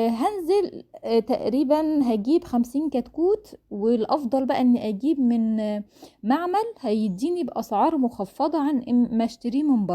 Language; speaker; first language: Arabic; native; Arabic